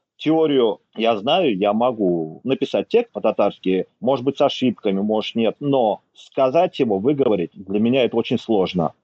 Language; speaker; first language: Russian; native; Russian